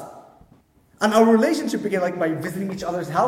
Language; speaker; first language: English; non-native, fluent; Arabic